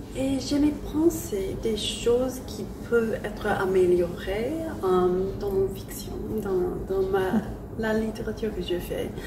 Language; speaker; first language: French; non-native, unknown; English